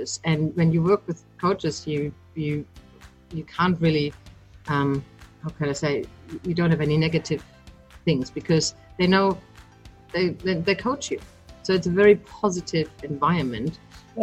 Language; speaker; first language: English; non-native, fluent; German